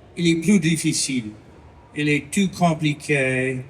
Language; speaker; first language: French; non-native, learner; English